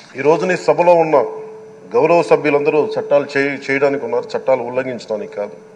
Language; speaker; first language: Telugu; native; Telugu